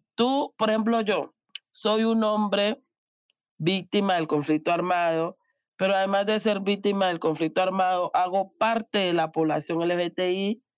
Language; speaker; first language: Spanish; native; Spanish